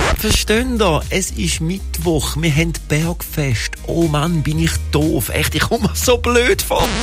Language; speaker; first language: German; native; German